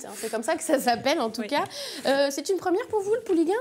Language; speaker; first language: French; native; French